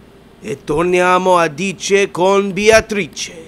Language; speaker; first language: Italian; non-native, learner; English